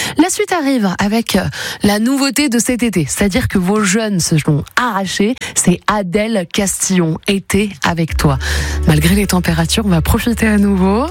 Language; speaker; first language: French; native; French